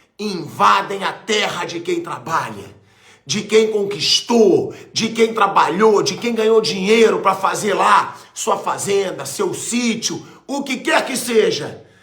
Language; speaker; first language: Portuguese; native; Portuguese